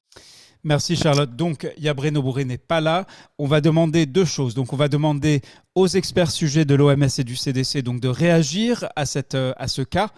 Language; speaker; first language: French; native; French